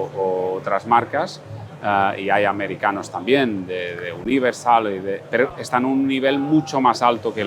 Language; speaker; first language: Spanish; non-native, fluent; Portuguese